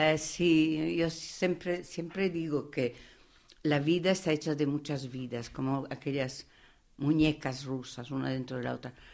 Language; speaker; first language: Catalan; non-native, fluent; Italian